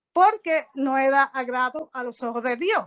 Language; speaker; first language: Spanish; early bilingual, heritage; Spanish